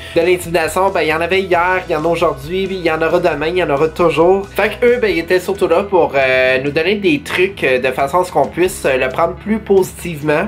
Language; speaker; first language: French; native; French